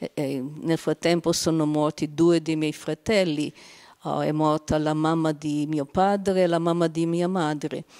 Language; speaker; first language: Italian; non-native, fluent; Slovenian